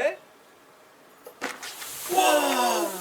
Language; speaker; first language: French; native; French